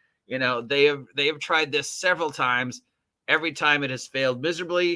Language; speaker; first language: English; native; English